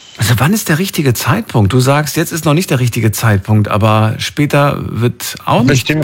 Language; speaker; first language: German; native; German